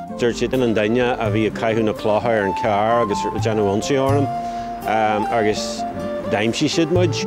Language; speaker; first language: Irish; non-native, local second language; English